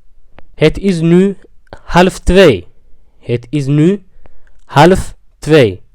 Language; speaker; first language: Dutch; non-native, fluent; Tigrinya